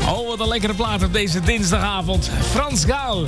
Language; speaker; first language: Dutch; native; Dutch